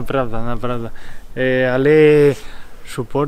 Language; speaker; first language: Polish; non-native, learner; Spanish